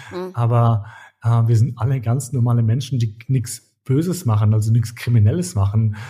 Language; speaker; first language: German; early bilingual, other home language; Albanian